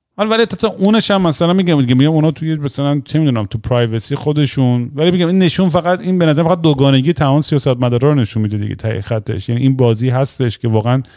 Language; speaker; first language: Persian; native; Persian